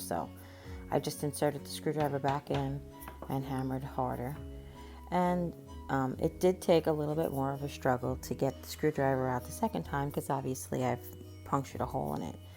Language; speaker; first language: English; native; English